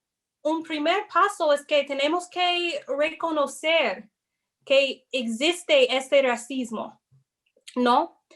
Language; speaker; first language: Spanish; non-native, fluent; English